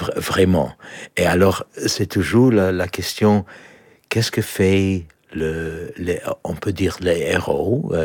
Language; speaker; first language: French; non-native, fluent; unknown